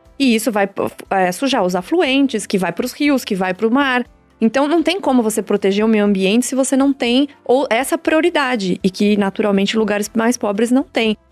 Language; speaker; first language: Portuguese; native; Portuguese